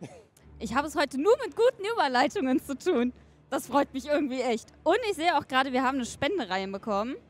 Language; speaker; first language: German; native; German